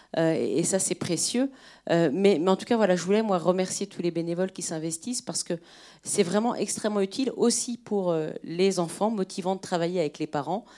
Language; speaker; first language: French; native; French